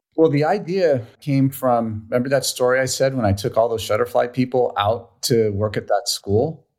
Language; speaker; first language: English; native; English